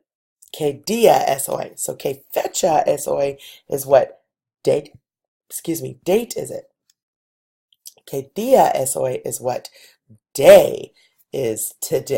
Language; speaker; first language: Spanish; non-native, fluent; English